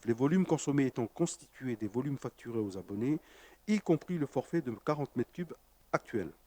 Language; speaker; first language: French; native; French